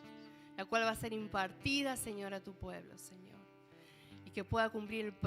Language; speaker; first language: Spanish; native; Spanish